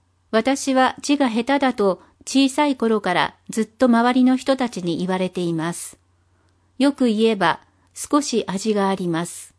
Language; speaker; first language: Japanese; non-native, fluent; English